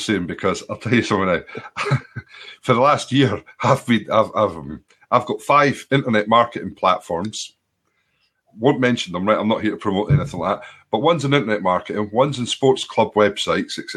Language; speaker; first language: English; native; English